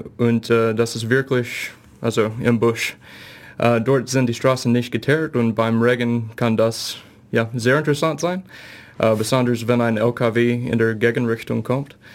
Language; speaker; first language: German; non-native, fluent; English